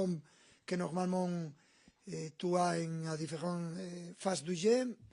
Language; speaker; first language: French; non-native, learner; Spanish